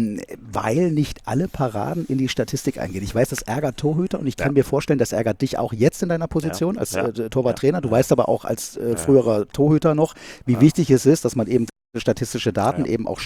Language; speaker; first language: German; native; German